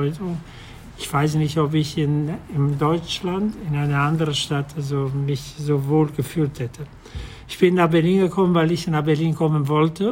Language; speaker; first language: German; non-native, fluent; Italian